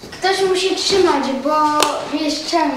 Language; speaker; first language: Polish; early bilingual, heritage; Polish